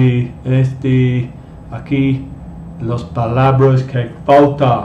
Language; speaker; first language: Spanish; non-native, fluent; English